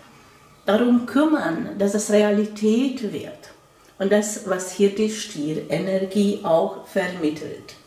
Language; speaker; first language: German; non-native, fluent; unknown